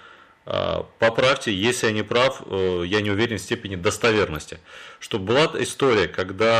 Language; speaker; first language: Russian; native; Russian